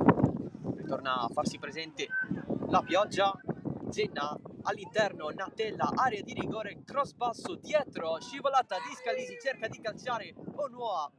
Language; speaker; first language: Italian; native; Italian